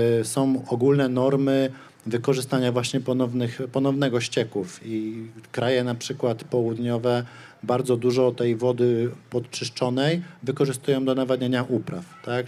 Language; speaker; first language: Polish; native; Polish